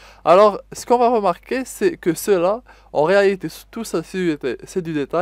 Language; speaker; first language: French; non-native, local second language; Arabic